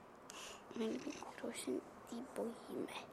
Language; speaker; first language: German; non-native, learner; Czech